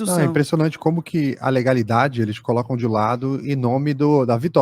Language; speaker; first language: Portuguese; native; Portuguese